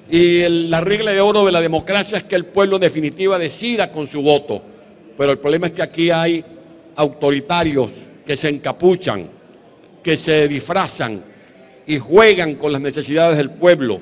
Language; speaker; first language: Spanish; native; Spanish